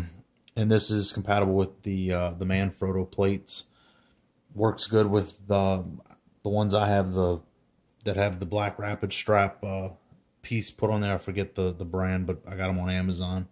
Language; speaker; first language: English; native; English